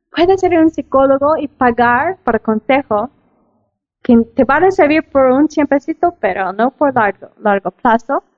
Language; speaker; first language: Spanish; non-native, fluent; English